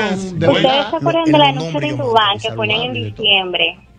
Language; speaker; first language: Spanish; native; Spanish